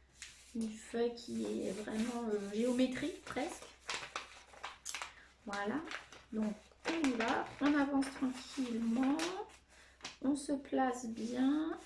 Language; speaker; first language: French; native; French